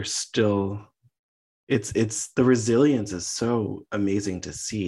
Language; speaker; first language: English; native; English